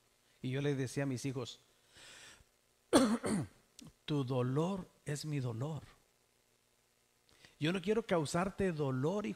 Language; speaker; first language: Spanish; native; Spanish